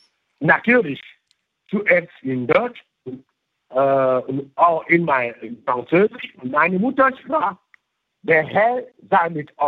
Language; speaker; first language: German; non-native, local second language; French